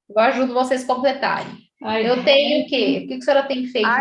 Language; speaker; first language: Portuguese; native; Portuguese